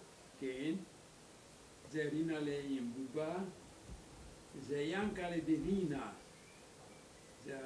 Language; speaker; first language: Hebrew; non-native, learner; German